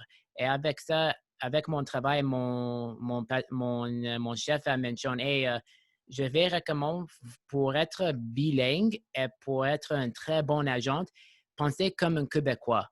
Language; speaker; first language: French; non-native, local second language; English